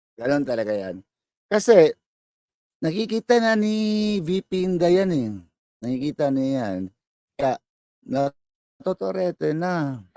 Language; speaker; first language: Filipino; non-native, local second language; Cebuano